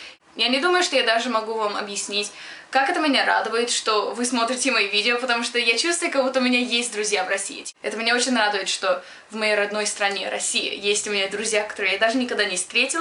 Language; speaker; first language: Russian; early bilingual, other home language; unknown